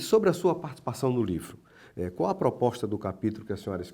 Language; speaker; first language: Portuguese; native; Portuguese